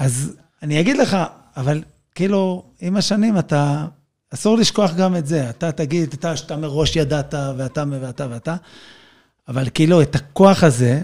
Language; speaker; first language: Hebrew; native; Hebrew